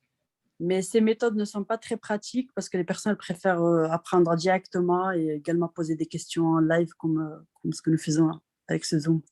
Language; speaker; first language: French; non-native, local second language; Arabic